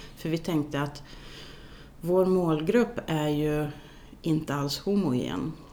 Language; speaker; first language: Swedish; native; Swedish